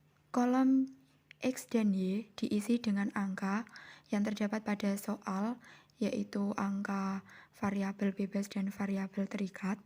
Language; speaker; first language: Indonesian; native; Indonesian